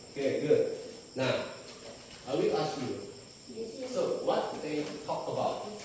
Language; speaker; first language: English; non-native, fluent; Indonesian